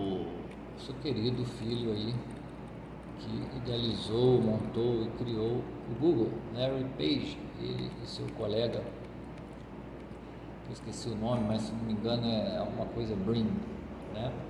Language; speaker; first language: Portuguese; native; Portuguese